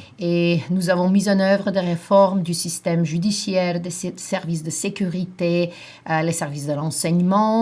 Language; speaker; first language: French; non-native, fluent; Macedonian